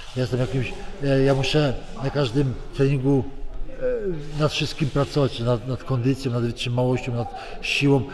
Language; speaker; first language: Polish; native; Polish